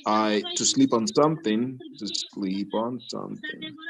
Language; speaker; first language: English; non-native, fluent; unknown